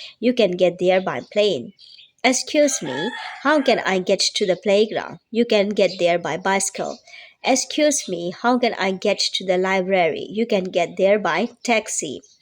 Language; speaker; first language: English; non-native, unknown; Burmese